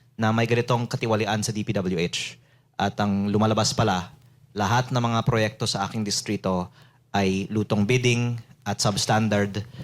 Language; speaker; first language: Filipino; native; Filipino